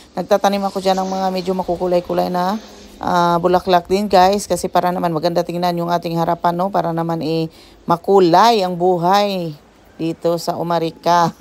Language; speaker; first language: Filipino; non-native, local second language; Cebuano